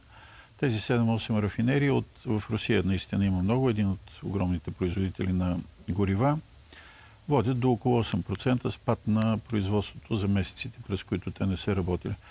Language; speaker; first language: Bulgarian; native; Bulgarian